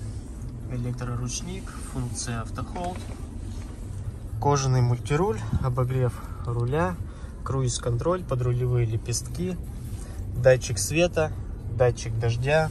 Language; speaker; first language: Russian; native; Russian